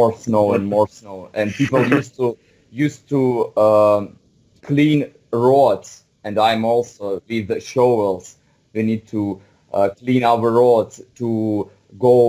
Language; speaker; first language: English; non-native, fluent; Russian